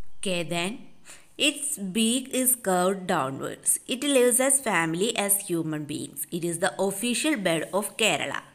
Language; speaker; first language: English; non-native, local second language; Malayalam